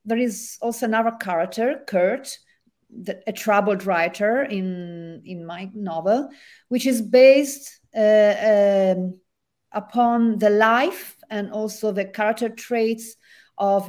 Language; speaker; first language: English; non-native, fluent; Italian